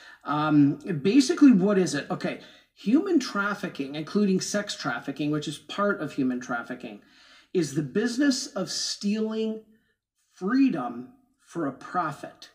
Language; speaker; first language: English; native; English